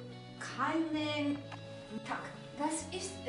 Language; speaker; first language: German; non-native, learner; Polish